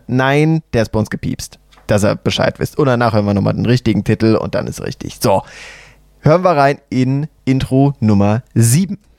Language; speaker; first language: German; native; German